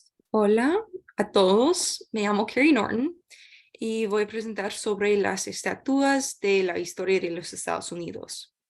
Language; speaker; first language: Spanish; non-native, learner; English